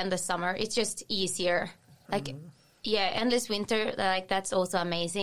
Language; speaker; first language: English; non-native, fluent; Finnish